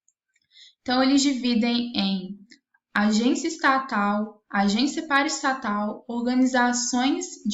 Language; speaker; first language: Portuguese; native; Portuguese